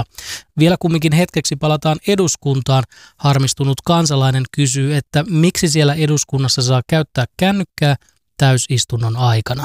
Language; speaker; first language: Finnish; native; Finnish